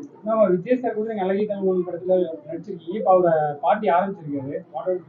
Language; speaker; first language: Tamil; native; Tamil